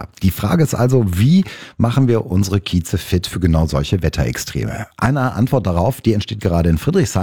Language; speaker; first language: German; native; German